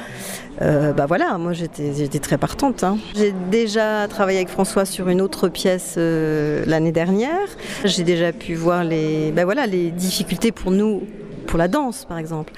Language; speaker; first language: French; native; French